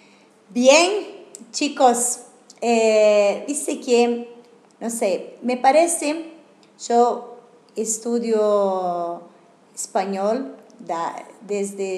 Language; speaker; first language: Spanish; non-native, fluent; Portuguese